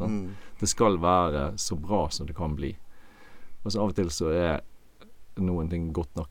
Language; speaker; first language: Norwegian; native; Norwegian